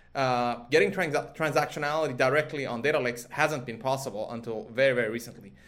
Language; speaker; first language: English; early bilingual, other home language; Swedish